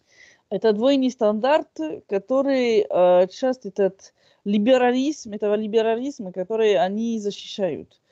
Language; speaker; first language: Russian; non-native, fluent; French